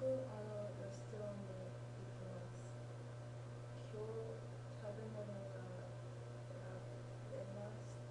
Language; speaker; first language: Japanese; non-native, learner; English